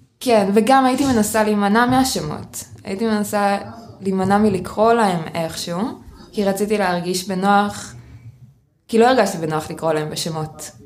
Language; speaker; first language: Hebrew; early bilingual, other home language; Russian